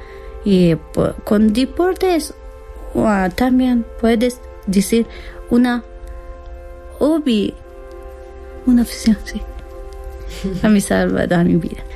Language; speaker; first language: Spanish; non-native, learner; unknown